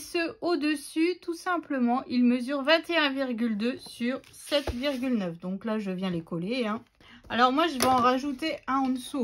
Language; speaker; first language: French; native; French